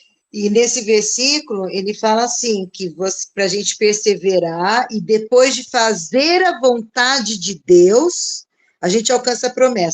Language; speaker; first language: Portuguese; native; Portuguese